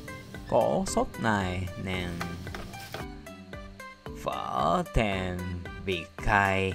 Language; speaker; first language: Vietnamese; non-native, learner; Japanese